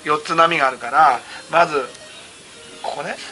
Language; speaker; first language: Japanese; native; Japanese